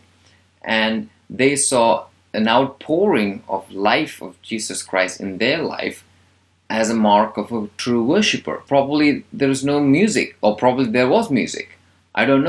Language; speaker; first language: English; non-native, local second language; Malayalam